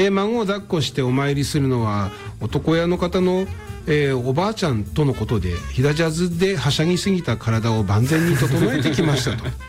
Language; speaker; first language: Japanese; native; Japanese